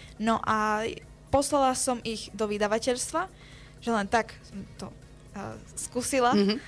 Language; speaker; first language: Slovak; early bilingual, other home language; Spanish